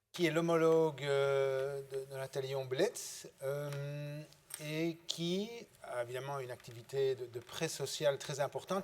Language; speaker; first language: French; native; French